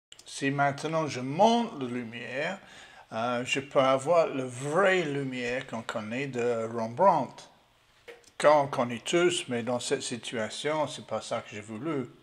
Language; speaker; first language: French; non-native, learner; English